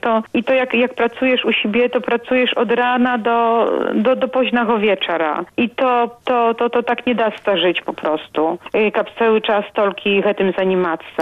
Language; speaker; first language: Polish; non-native, local second language; Belarusian